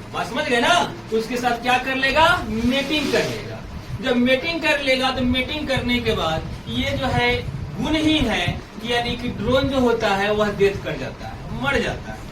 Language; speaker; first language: Hindi; native; Hindi